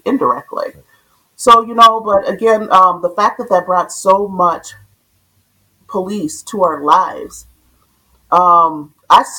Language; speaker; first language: English; native; English